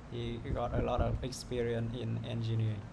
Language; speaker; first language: English; non-native, learner; Vietnamese